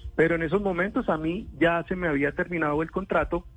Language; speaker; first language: Spanish; native; Spanish